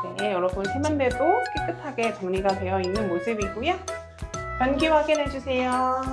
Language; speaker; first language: Korean; native; Korean